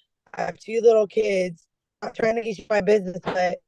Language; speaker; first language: English; native; English